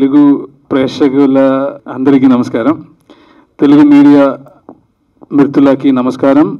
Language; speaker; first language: Telugu; non-native, learner; Malayalam